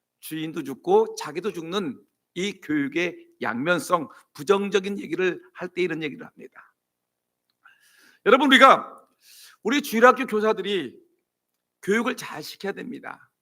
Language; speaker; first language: Korean; native; Korean